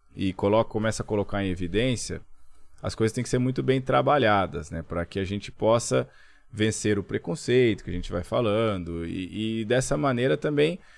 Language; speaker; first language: Portuguese; native; Portuguese